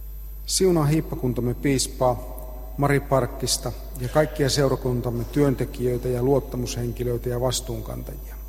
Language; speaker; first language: Finnish; native; Finnish